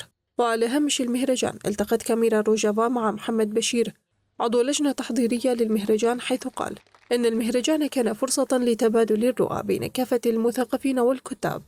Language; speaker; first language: Arabic; native; Arabic